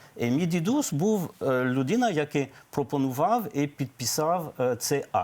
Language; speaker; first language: Ukrainian; non-native, learner; French